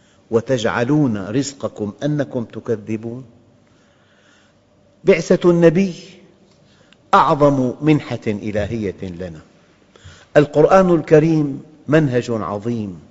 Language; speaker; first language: Arabic; native; Arabic